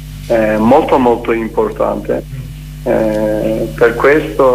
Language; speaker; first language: Italian; non-native, learner; Kurdish